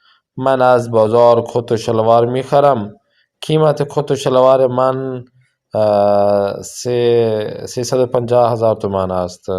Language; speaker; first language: Persian; non-native, fluent; Urdu